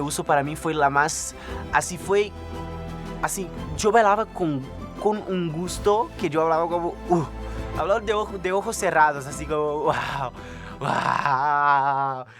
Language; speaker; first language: Spanish; non-native, fluent; Portuguese